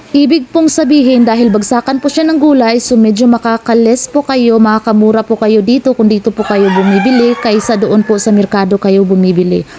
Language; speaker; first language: Filipino; non-native, local second language; Cebuano